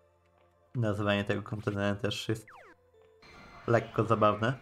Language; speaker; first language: Polish; native; Polish